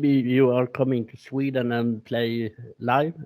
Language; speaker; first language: English; non-native, learner; Swedish